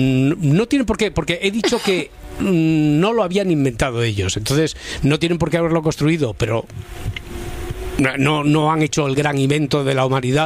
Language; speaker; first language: Spanish; native; Spanish